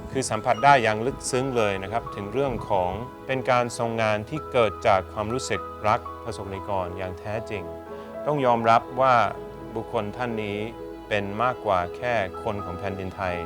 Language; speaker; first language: Thai; early bilingual, other home language; English